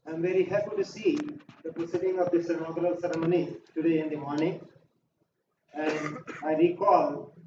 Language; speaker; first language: English; non-native, local second language; Hindi